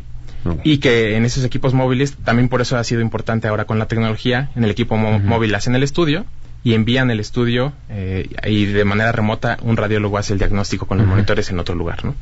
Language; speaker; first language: Spanish; native; Spanish